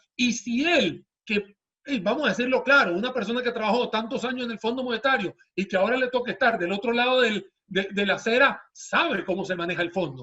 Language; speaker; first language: Spanish; native; Spanish